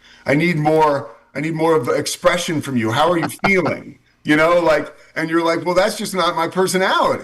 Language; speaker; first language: English; native; English